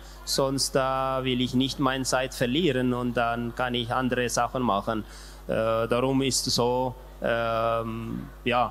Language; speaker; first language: German; non-native, learner; Tigrinya